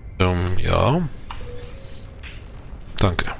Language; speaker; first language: German; native; German